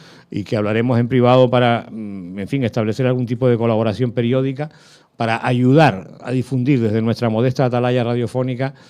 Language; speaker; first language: Spanish; native; Spanish